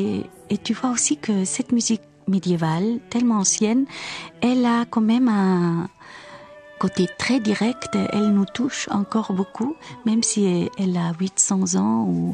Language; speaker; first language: French; non-native, fluent; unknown